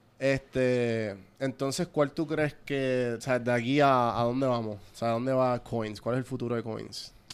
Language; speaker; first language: Spanish; early bilingual, heritage; Spanish